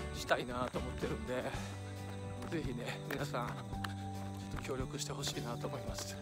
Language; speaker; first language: Japanese; native; Japanese